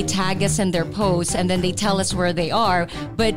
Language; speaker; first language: English; non-native, local second language; Filipino